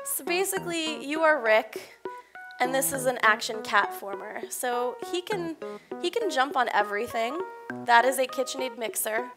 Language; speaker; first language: English; native; English